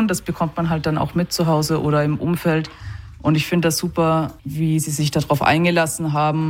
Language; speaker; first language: German; native; German